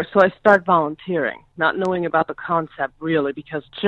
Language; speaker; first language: English; non-native, fluent; German